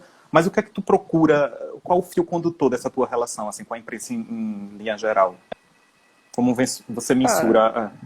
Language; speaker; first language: Portuguese; native; Portuguese